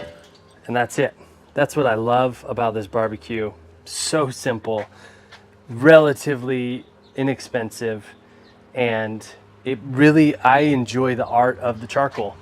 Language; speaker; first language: English; native; English